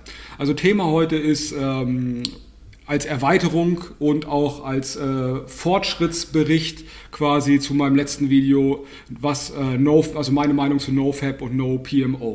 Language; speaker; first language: German; native; German